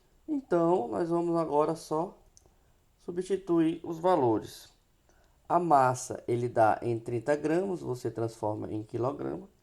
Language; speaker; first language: Portuguese; native; Portuguese